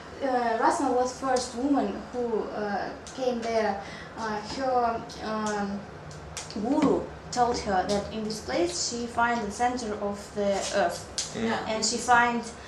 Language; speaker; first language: English; non-native, learner; Russian